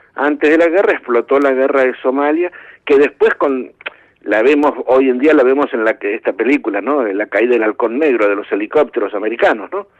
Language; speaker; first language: Spanish; native; Spanish